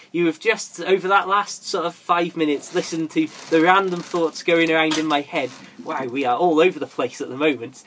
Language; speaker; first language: English; native; English